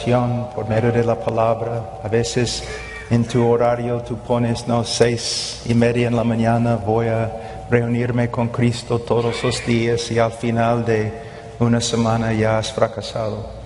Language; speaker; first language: Spanish; non-native, fluent; English